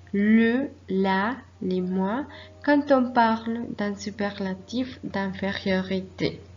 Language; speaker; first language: French; non-native, fluent; Spanish